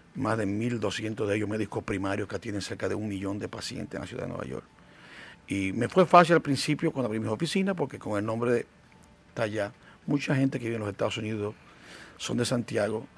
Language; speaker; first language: Spanish; native; Spanish